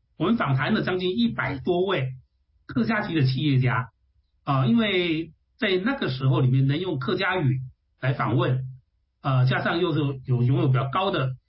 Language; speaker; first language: Chinese; non-native, local second language; Hakka Chinese